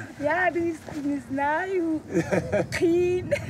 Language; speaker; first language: Russian; non-native, learner; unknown